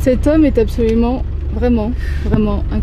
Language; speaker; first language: French; native; French